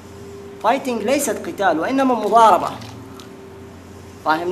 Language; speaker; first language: Arabic; native; Arabic